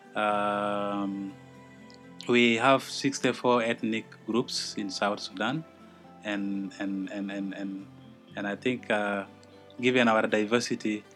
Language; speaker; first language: English; non-native, fluent; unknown